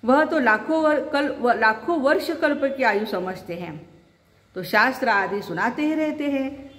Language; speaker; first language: Hindi; non-native, local second language; Marathi